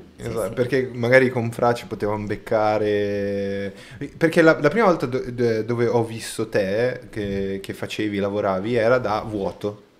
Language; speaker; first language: Italian; non-native, fluent; Portuguese